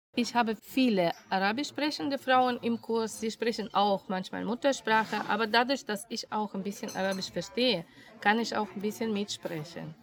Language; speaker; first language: German; non-native, fluent; Russian